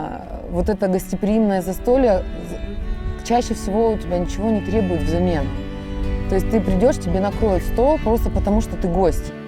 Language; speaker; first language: Russian; native; Russian